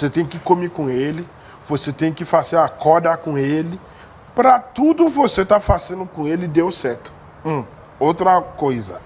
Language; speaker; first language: Portuguese; non-native, learner; Yoruba